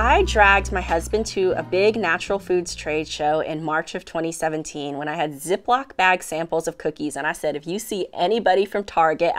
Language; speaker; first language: English; native; English